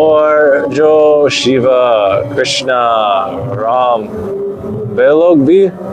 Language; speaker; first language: Hindi; non-native, learner; English